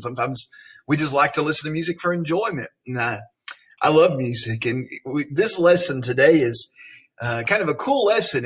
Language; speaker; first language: English; native; English